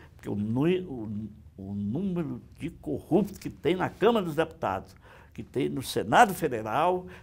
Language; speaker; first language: Portuguese; native; Portuguese